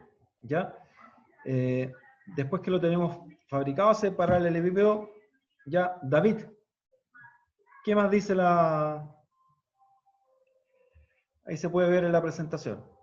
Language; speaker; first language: Spanish; native; Spanish